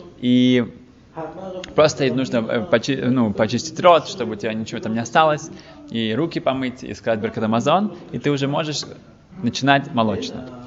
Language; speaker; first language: Russian; early bilingual, heritage; Russian